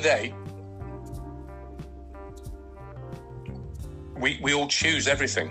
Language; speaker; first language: English; native; English